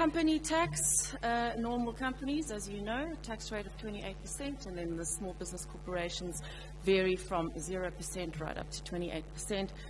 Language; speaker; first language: English; native; English